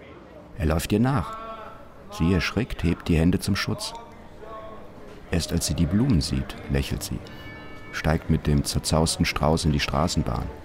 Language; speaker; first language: German; native; German